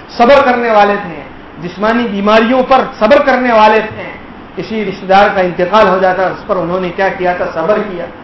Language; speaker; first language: Urdu; non-native, local second language; Gujarati